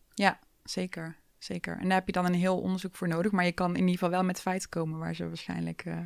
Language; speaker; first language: Dutch; early bilingual, other home language; Turkish